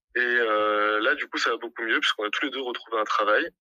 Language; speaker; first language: French; native; French